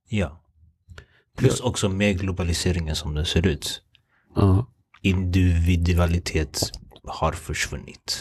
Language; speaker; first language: Swedish; early bilingual, other home language; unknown